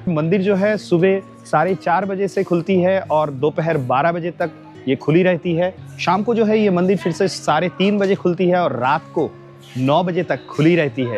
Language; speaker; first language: Hindi; non-native, local second language; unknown